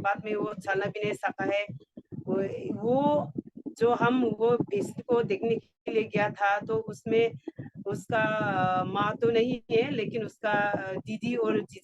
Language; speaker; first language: Hindi; non-native, local second language; Garo